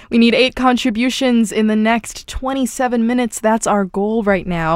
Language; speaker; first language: English; native; English